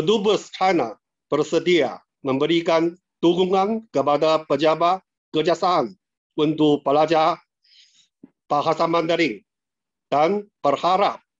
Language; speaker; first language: Indonesian; non-native, fluent; Chinese